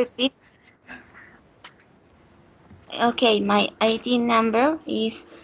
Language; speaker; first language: English; non-native, learner; Spanish